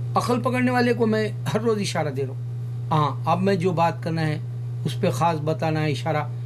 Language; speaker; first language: Urdu; native; Urdu